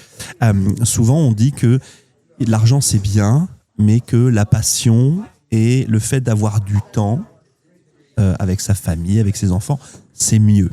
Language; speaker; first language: French; native; French